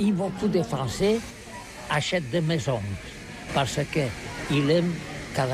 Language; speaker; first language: French; non-native, learner; Catalan